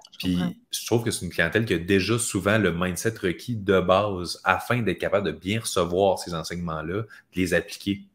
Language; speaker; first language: French; native; French